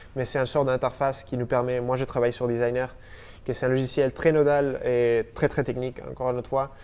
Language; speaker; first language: French; non-native, fluent; Spanish